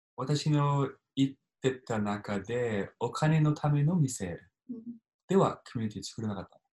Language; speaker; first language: Japanese; non-native, fluent; English